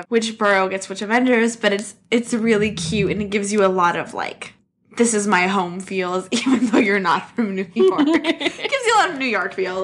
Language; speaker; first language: English; native; English